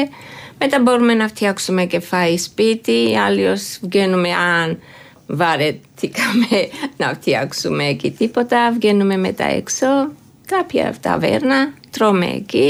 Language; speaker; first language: Greek; non-native, learner; Georgian